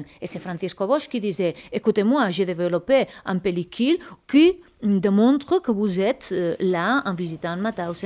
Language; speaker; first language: French; non-native, fluent; Spanish